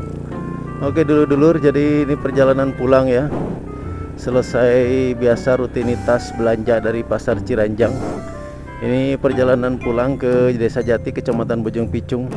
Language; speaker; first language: Indonesian; non-native, local second language; Sundanese